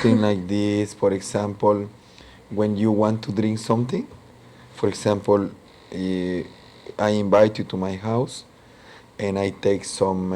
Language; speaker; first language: English; non-native, local second language; Spanish